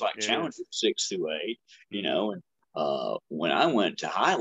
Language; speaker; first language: English; native; English